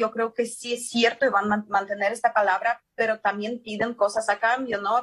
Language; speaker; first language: Spanish; early bilingual, heritage; Russian